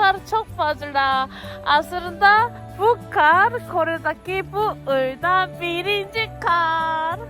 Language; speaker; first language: Turkish; non-native, learner; Korean